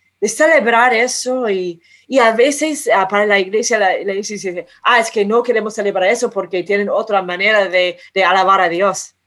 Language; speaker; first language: Spanish; non-native, fluent; English